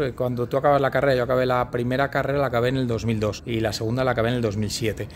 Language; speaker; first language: Spanish; native; Spanish